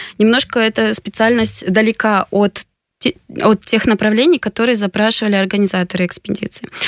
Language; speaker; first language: Russian; native; Russian